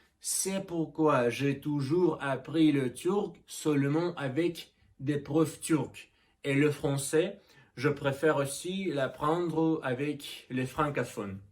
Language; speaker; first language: French; non-native, learner; Russian